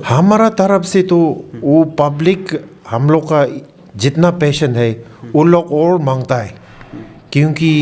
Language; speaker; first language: Hindi; non-native, learner; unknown